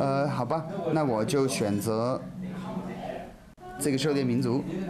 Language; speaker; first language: Chinese; non-native, fluent; English